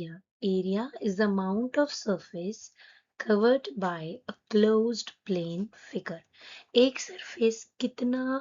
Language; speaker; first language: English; non-native, local second language; Hindi